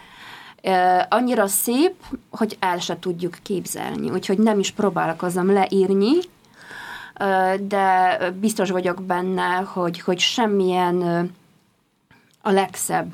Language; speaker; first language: Hungarian; non-native, fluent; Polish